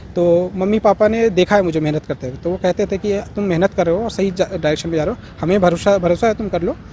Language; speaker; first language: Hindi; native; Hindi